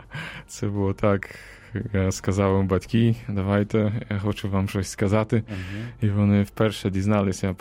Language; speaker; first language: Ukrainian; non-native, fluent; Polish